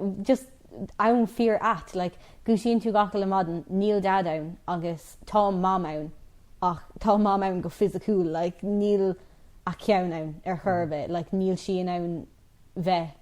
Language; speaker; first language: Irish; non-native, local second language; English